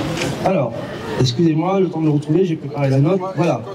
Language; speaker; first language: French; native; French